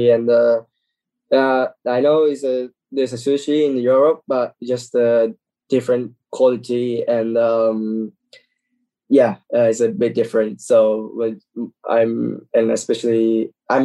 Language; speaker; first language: English; non-native, learner; Japanese